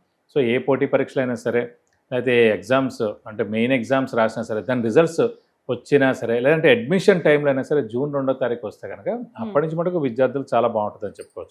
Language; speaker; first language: Telugu; native; Telugu